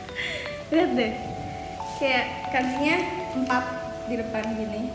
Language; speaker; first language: Indonesian; native; Indonesian